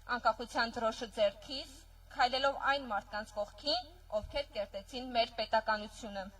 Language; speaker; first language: Armenian; native; Armenian